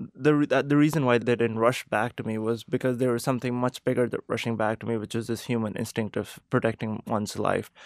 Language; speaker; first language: English; non-native, local second language; Urdu